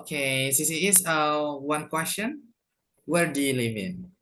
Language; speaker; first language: English; non-native, fluent; Indonesian